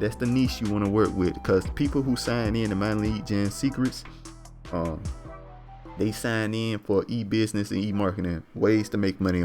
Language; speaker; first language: English; native; English